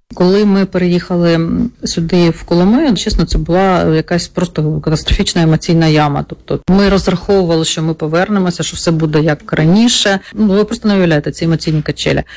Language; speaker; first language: Ukrainian; non-native, local second language; Russian